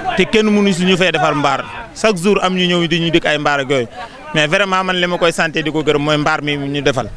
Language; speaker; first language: Wolof; native; Wolof